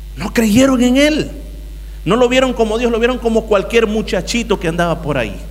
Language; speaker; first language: Spanish; native; Spanish